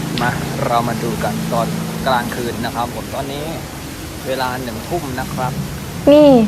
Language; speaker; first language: Thai; native; Thai